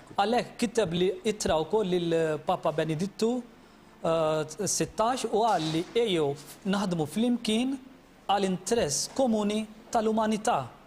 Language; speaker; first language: Maltese; non-native, fluent; Urdu